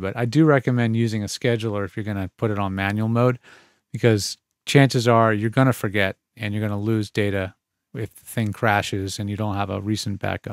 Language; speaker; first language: English; native; English